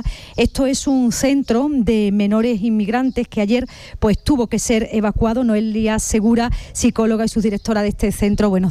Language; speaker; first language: Spanish; native; Spanish